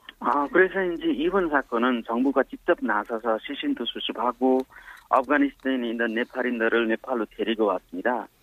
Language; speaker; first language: Korean; non-native, fluent; Nepali